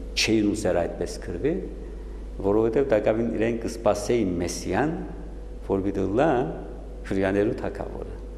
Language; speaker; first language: Armenian; native; Armenian